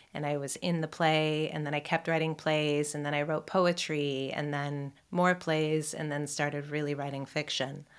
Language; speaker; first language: English; native; English